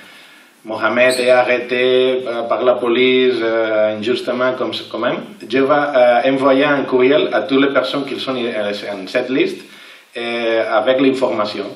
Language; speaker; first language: French; non-native, learner; Catalan